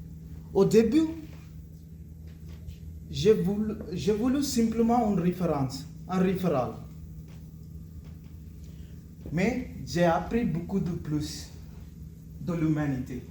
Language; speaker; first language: French; non-native, learner; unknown